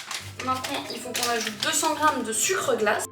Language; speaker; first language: French; native; French